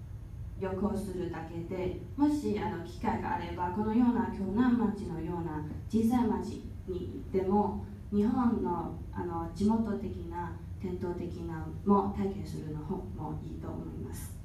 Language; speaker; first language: Japanese; non-native, learner; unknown